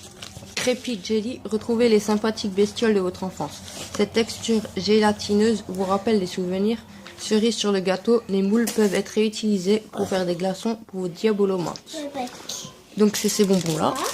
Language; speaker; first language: French; native; French